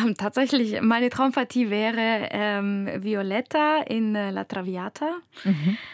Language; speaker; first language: German; non-native, fluent; Russian